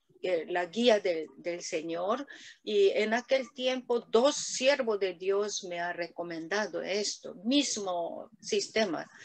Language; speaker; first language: Spanish; non-native, learner; Korean